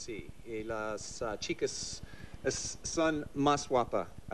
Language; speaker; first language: Spanish; non-native, learner; English